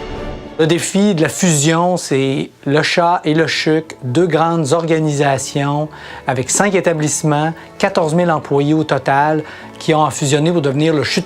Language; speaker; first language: French; native; French